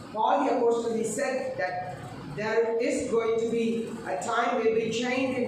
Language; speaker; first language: English; non-native, local second language; Telugu